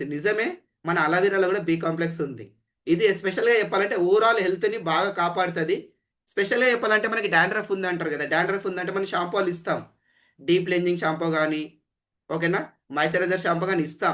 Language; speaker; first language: Telugu; native; Telugu